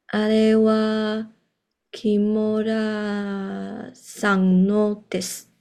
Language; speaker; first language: Japanese; non-native, learner; Chinese